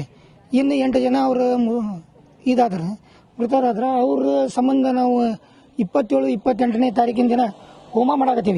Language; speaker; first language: Kannada; native; Kannada